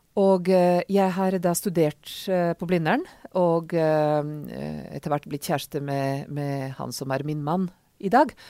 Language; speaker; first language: Norwegian; non-native, fluent; Hungarian